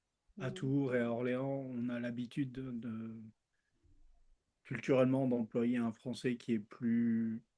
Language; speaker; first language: French; early bilingual, other home language; Spanish